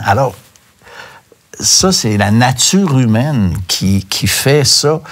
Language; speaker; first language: French; native; French